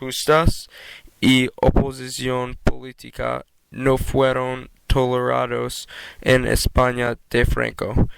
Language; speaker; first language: Spanish; non-native, learner; English